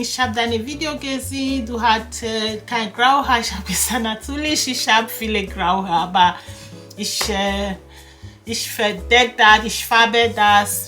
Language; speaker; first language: German; non-native, learner; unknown